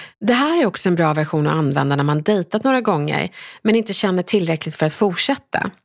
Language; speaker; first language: Swedish; native; Swedish